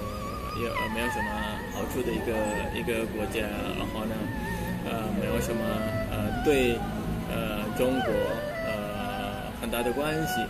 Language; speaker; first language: Chinese; non-native, fluent; Indonesian